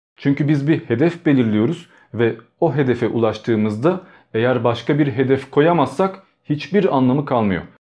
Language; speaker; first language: Turkish; early bilingual, other home language; Albanian